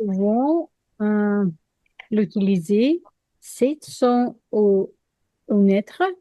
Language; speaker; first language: French; non-native, learner; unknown